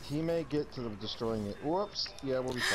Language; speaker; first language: English; native; English